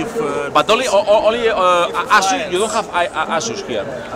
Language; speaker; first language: English; non-native, learner; Spanish